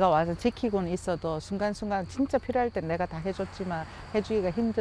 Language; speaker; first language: Korean; native; Korean